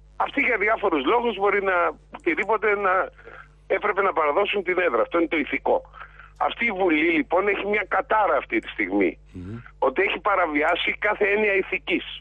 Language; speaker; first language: Greek; native; Greek